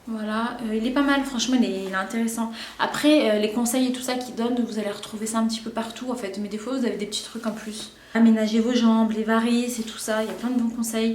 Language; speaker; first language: French; native; French